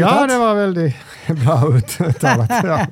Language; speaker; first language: Swedish; non-native, local second language; Finnish